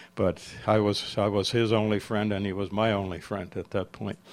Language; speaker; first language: English; early bilingual, other home language; Czech